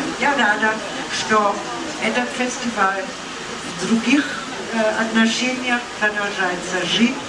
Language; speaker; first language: Russian; non-native, fluent; German